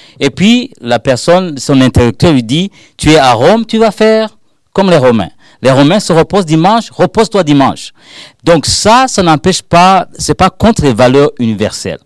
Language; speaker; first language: French; non-native, local second language; Rundi